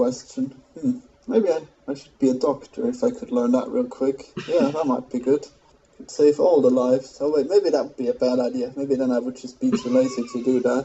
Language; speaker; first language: English; non-native, fluent; German